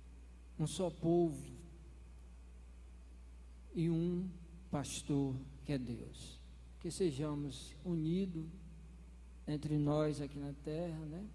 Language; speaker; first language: Portuguese; native; Portuguese